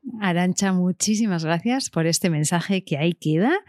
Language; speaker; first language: Spanish; native; Spanish